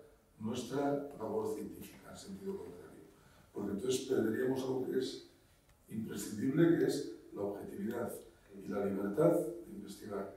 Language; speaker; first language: Spanish; native; Spanish